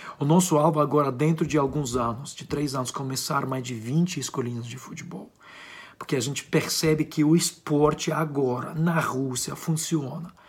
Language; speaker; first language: Portuguese; non-native, fluent; Ukrainian